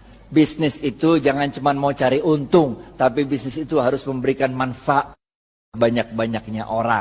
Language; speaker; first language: Indonesian; native; Indonesian